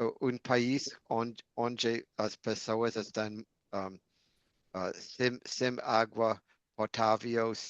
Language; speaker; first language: Portuguese; non-native, learner; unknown